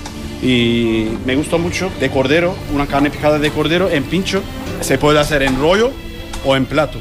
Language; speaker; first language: Spanish; non-native, learner; Turkish